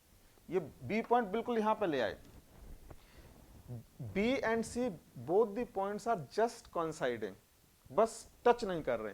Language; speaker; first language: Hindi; native; Hindi